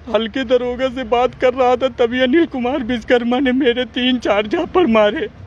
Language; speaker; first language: Hindi; native; Hindi